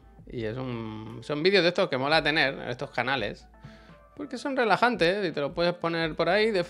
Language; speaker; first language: Spanish; native; Spanish